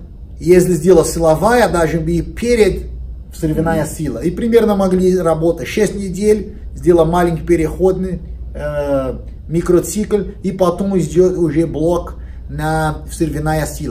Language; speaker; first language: Russian; non-native, learner; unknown